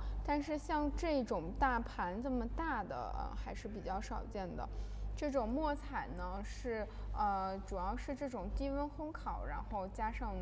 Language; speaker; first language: Chinese; native; Chinese